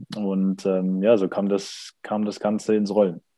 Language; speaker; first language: German; native; German